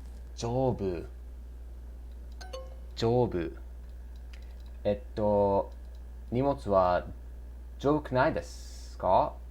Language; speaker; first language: Japanese; non-native, learner; English